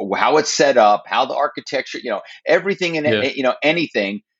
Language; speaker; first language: English; native; English